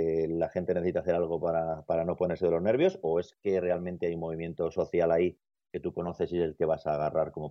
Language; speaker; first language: Spanish; native; Spanish